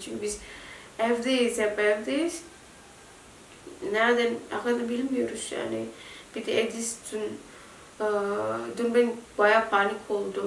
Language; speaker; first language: Turkish; non-native, learner; Indonesian